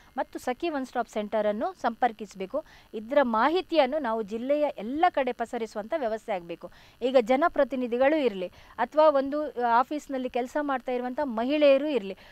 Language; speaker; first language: Kannada; non-native, local second language; Tulu